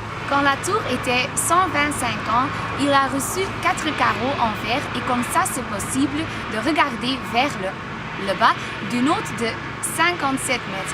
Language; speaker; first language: French; non-native, learner; Dutch